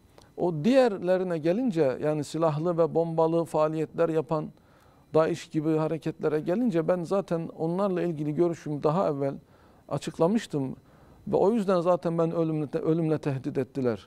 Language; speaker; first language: Turkish; native; Turkish